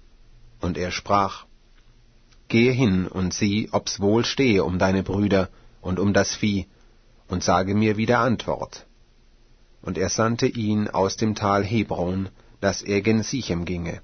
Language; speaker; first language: German; native; German